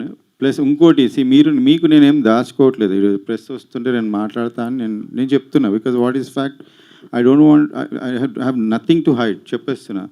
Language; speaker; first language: Telugu; native; Telugu